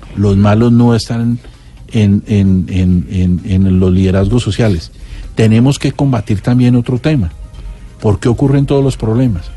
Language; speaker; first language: Spanish; native; Spanish